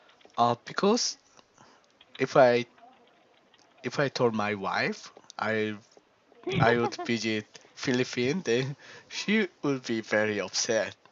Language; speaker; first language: English; non-native, learner; Korean